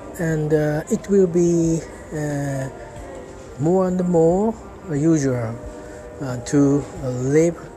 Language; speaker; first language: English; non-native, learner; Japanese